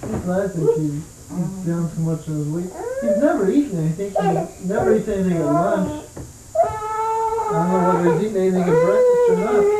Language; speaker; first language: English; native; English